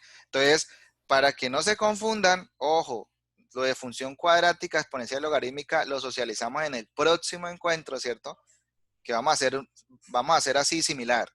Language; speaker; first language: Spanish; native; Spanish